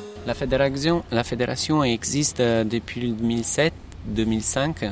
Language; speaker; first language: French; non-native, fluent; Italian